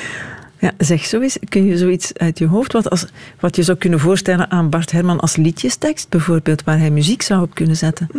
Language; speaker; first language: Dutch; native; Dutch